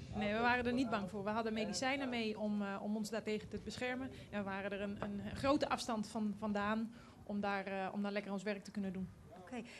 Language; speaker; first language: Dutch; non-native, fluent; Polish